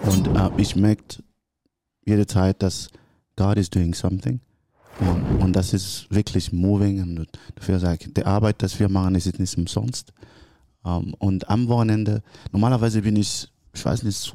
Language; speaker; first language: German; non-native, learner; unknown